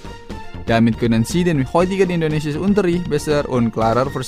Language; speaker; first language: German; non-native, fluent; Indonesian